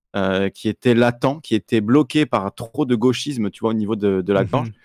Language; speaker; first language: French; native; French